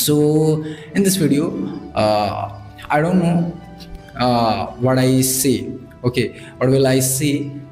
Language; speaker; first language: English; non-native, learner; Bhojpuri